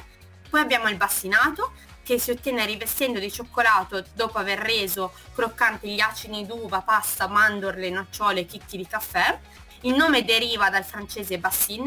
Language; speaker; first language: Italian; native; Italian